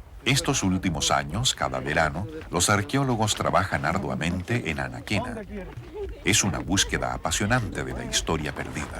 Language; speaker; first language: Spanish; native; Spanish